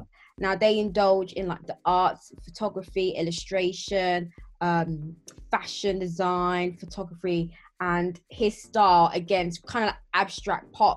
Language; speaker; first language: English; native; English